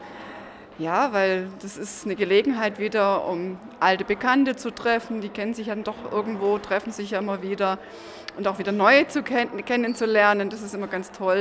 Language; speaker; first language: German; native; German